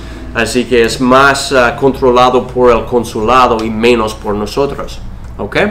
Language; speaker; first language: Spanish; non-native, fluent; English